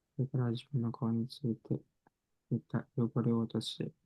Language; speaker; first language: Japanese; non-native, fluent; Indonesian